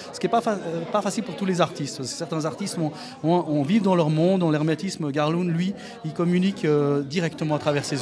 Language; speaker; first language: French; native; French